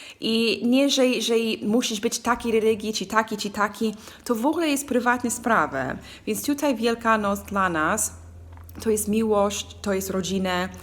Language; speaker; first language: Polish; non-native, learner; English